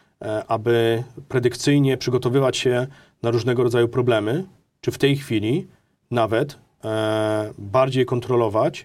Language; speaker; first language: Polish; native; Polish